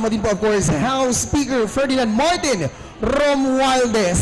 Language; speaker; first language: Filipino; native; Filipino